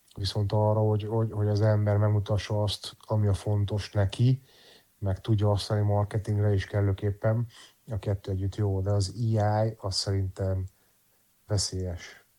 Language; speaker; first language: Hungarian; native; Hungarian